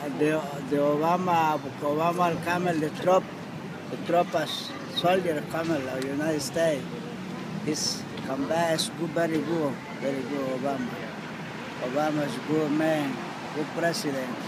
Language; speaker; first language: English; non-native, learner; Spanish